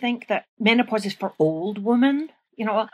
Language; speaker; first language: English; native; English